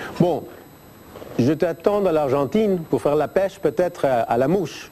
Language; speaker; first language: French; non-native, fluent; Spanish